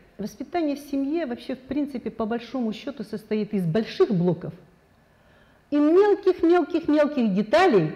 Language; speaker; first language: Russian; non-native, local second language; Kazakh